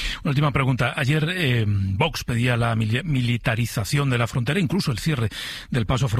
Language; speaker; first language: Spanish; native; Spanish